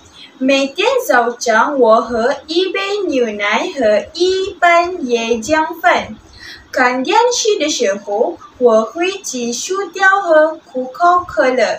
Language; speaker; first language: Chinese; non-native, learner; Malay